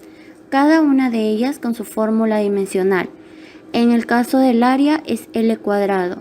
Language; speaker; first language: Spanish; native; Spanish